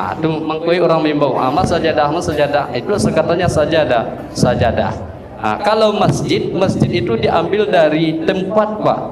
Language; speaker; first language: Malay; non-native, local second language; Minangkabau